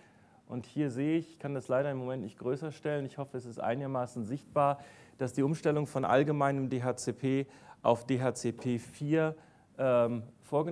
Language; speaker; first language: German; native; German